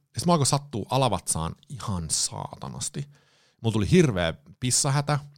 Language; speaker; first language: Finnish; early bilingual, heritage; Finnish